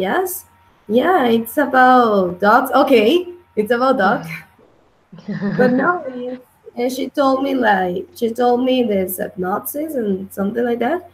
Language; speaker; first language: English; non-native, learner; Spanish